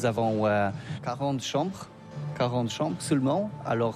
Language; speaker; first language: French; non-native, learner; Polish